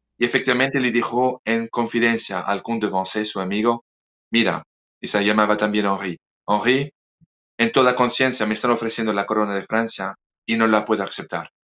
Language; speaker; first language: Spanish; non-native, fluent; French